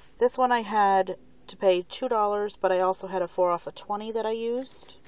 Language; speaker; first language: English; native; English